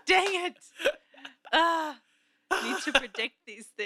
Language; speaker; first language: English; native; English